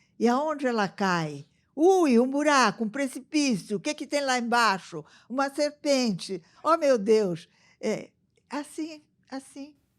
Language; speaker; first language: Portuguese; early bilingual, other home language; Italian